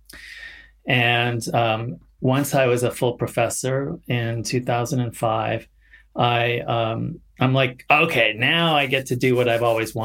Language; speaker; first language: English; native; English